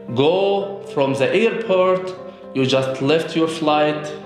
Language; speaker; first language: English; non-native, fluent; Arabic